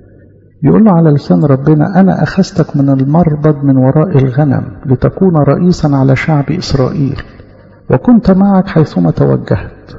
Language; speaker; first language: Arabic; native; Arabic